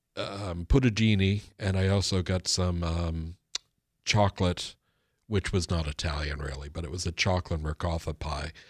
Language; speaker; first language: English; early bilingual, other home language; Italian